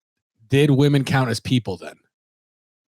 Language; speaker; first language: English; native; English